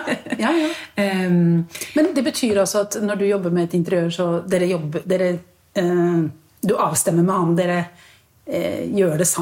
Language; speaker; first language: Norwegian; native; Norwegian